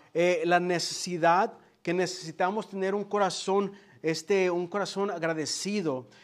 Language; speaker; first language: Spanish; native; Spanish